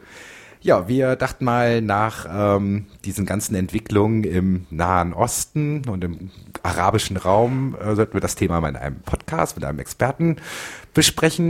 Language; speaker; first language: German; native; German